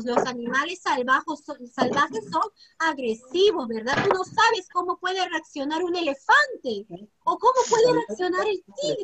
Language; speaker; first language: Spanish; native; Spanish